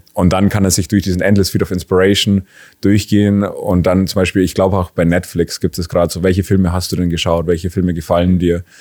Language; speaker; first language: German; native; German